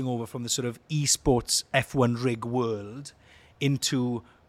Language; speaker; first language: English; native; English